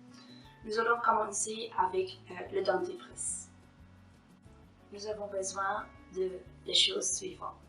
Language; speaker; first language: French; non-native, fluent; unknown